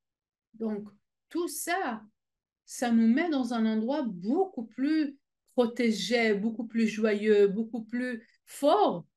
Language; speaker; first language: French; non-native, fluent; Hebrew